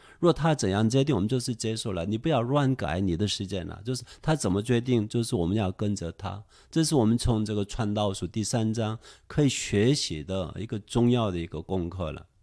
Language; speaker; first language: Chinese; non-native, fluent; Korean